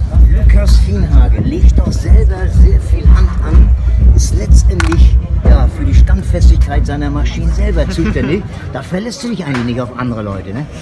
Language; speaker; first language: German; native; German